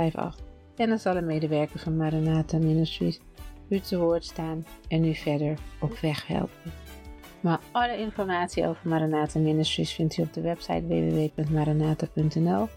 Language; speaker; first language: Dutch; native; Dutch